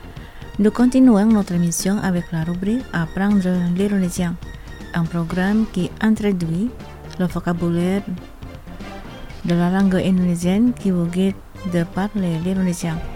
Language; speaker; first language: French; non-native, fluent; Indonesian